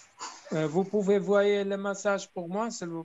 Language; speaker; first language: French; non-native, learner; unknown